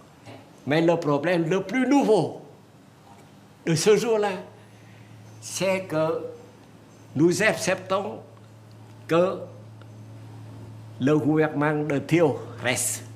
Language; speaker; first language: French; non-native, fluent; Vietnamese